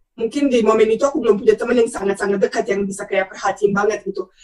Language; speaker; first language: Indonesian; non-native, fluent; Bosnian